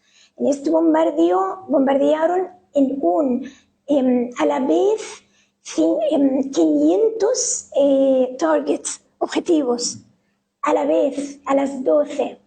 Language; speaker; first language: Spanish; non-native, fluent; Arabic